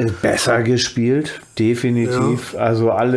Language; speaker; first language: German; native; German